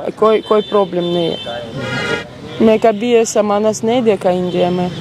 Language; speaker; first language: Hindi; non-native, learner; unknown